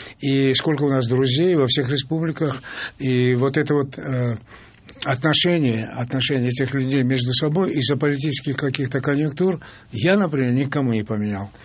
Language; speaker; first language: Russian; non-native, local second language; Georgian